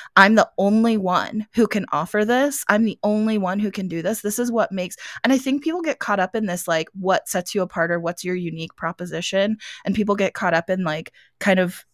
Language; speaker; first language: English; native; English